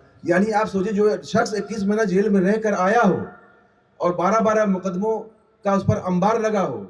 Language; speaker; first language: Hindi; native; Hindi